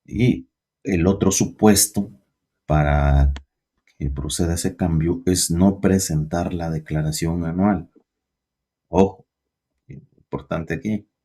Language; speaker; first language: Spanish; native; Spanish